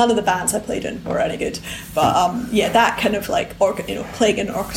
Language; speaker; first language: English; native; English